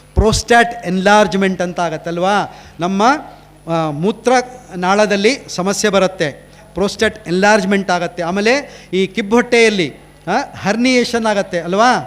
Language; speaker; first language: Kannada; native; Kannada